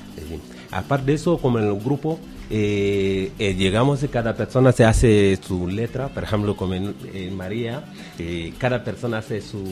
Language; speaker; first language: Spanish; non-native, learner; Bambara